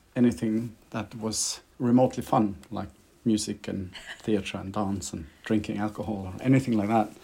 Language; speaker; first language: English; non-native, fluent; Norwegian